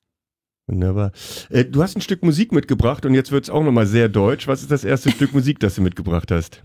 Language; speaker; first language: German; native; German